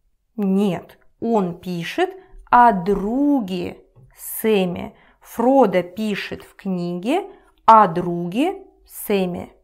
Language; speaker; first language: Russian; non-native, learner; English